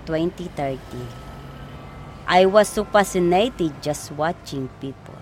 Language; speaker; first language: English; non-native, local second language; Cebuano